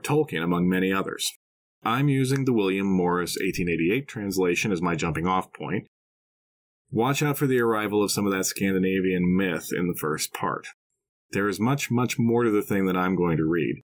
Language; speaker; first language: English; native; English